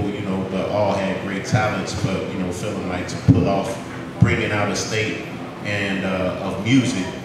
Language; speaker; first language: English; native; English